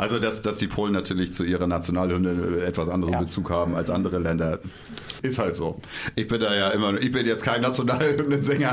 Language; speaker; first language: German; native; German